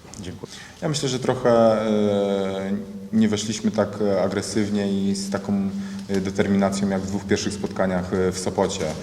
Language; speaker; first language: Polish; native; Polish